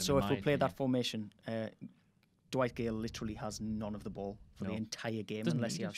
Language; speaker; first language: English; native; English